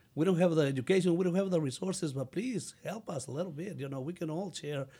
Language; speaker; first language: English; non-native, fluent; Spanish